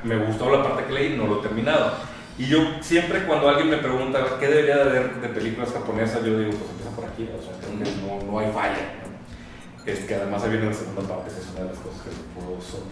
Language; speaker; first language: Spanish; native; Spanish